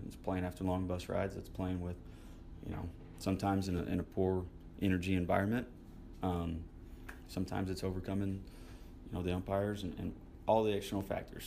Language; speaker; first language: English; native; English